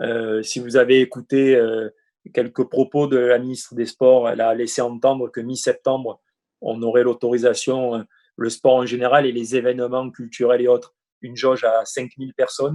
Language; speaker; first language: French; native; French